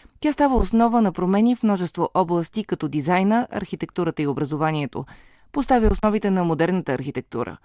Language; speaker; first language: Bulgarian; native; Bulgarian